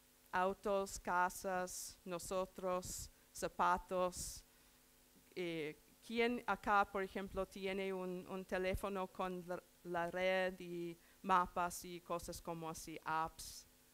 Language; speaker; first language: Spanish; non-native, learner; English